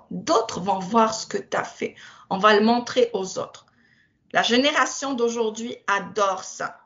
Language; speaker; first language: French; non-native, local second language; Berber languages